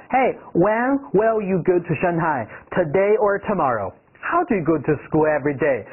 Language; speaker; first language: English; non-native, fluent; Chinese